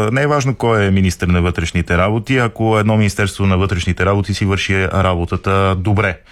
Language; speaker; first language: Bulgarian; native; Bulgarian